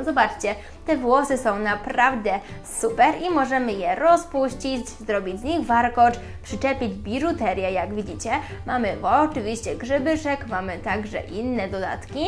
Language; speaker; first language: Polish; native; Polish